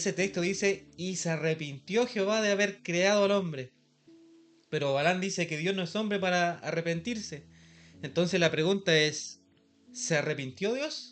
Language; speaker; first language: Spanish; native; Spanish